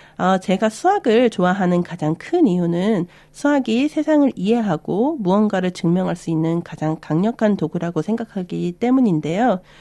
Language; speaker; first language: Korean; early bilingual, other home language; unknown